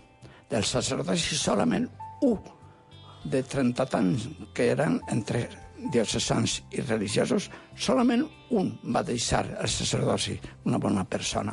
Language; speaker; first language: Catalan; non-native, local second language; Spanish